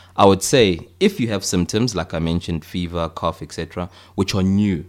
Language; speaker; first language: English; native; English